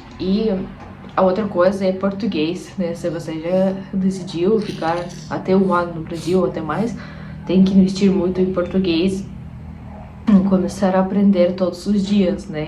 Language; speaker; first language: Portuguese; non-native, fluent; Russian